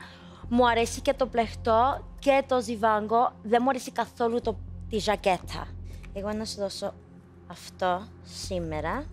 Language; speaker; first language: Greek; early bilingual, heritage; Greek